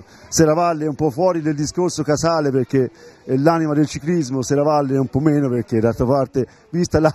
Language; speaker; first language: Italian; native; Italian